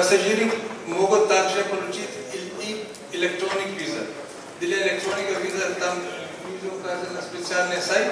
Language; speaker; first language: Russian; non-native, learner; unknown